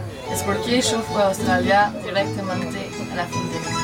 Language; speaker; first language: Spanish; non-native, learner; French